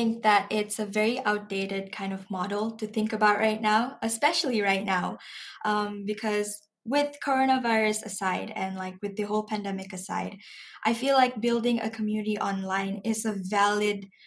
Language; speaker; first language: English; non-native, local second language; Malay